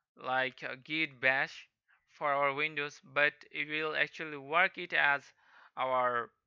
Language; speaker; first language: English; non-native, local second language; Hindi